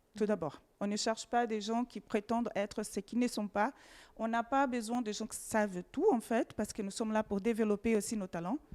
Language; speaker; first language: French; non-native, fluent; Portuguese